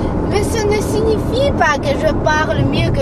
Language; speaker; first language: French; non-native, learner; Georgian